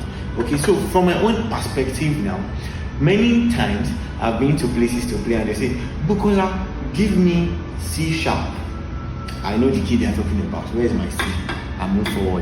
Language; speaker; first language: English; non-native, local second language; Yoruba